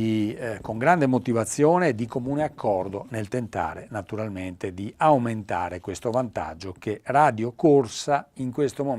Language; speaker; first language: Italian; native; Italian